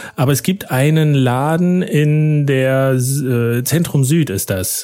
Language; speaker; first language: German; native; German